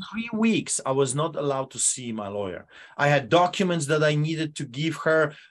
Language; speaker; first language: English; non-native, fluent; Polish